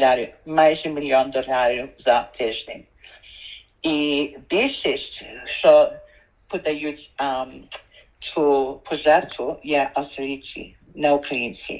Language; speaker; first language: Ukrainian; early bilingual, heritage; Ukrainian